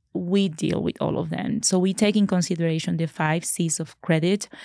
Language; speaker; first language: English; non-native, fluent; Spanish